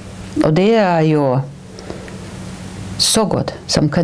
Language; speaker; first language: Danish; non-native, fluent; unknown